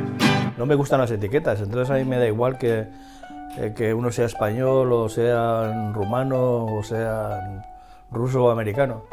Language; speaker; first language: Spanish; native; Spanish